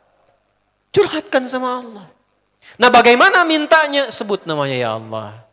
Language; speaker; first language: Indonesian; native; Indonesian